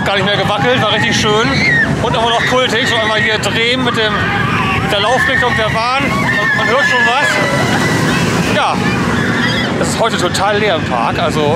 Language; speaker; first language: German; native; German